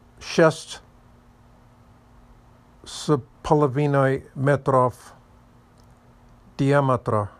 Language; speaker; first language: Russian; non-native, learner; English